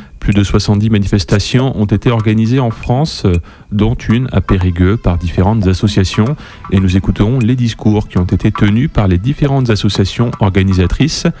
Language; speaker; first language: French; native; French